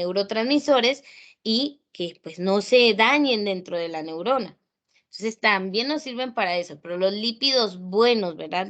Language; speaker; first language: Spanish; native; Spanish